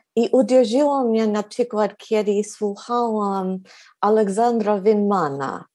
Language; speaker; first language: Polish; non-native, fluent; English